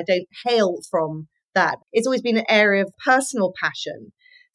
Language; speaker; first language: English; native; English